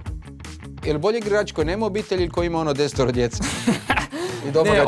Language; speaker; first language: Croatian; native; Croatian